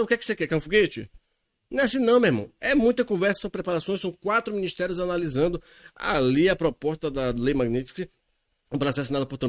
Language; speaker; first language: Portuguese; native; Portuguese